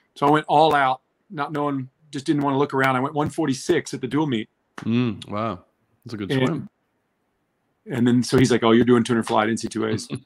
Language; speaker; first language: English; native; English